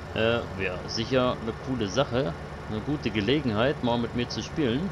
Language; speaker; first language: German; native; German